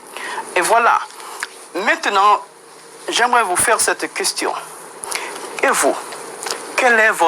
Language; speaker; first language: French; non-native, fluent; Spanish